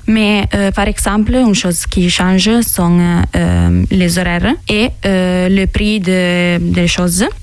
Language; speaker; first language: French; non-native, learner; Italian